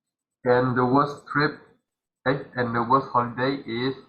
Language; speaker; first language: English; non-native, learner; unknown